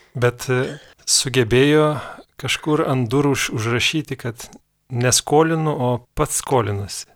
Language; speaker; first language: Lithuanian; native; Lithuanian